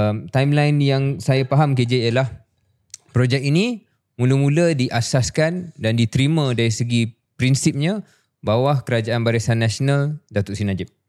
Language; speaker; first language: Malay; native; Malay